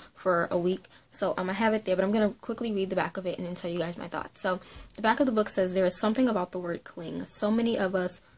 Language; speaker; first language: English; native; English